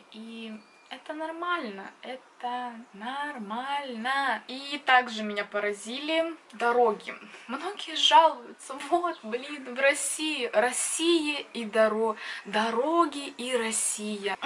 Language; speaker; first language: Russian; native; Russian